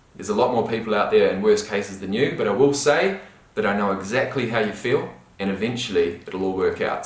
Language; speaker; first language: English; native; English